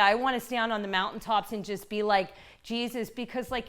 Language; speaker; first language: English; native; English